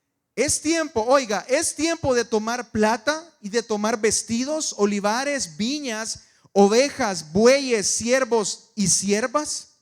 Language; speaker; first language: Spanish; native; Spanish